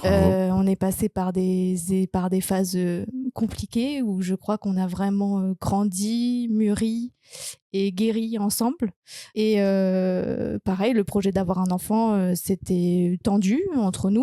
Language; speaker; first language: French; native; French